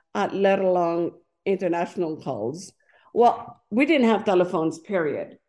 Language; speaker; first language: English; non-native, fluent; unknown